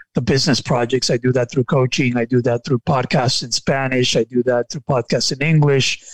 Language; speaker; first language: English; non-native, fluent; Spanish